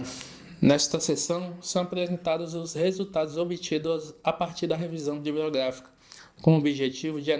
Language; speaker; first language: Portuguese; native; Portuguese